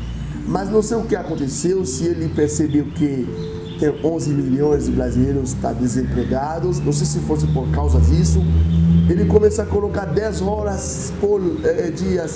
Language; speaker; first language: Portuguese; non-native, fluent; Haitian Creole